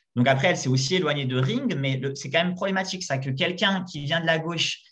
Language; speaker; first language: French; native; French